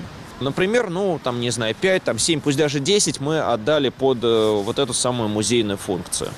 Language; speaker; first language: Russian; native; Russian